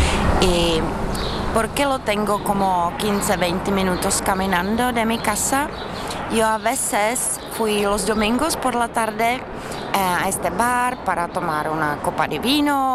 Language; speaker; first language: Spanish; non-native, fluent; Czech